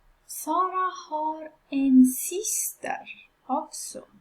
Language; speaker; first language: Swedish; non-native, fluent; Pashto